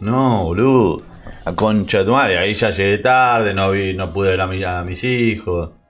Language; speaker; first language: Spanish; native; Spanish